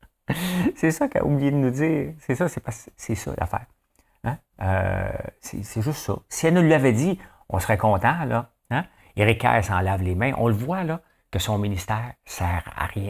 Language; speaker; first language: French; native; French